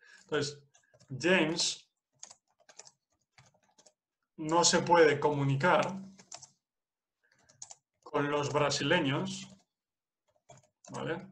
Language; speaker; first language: Spanish; non-native, fluent; English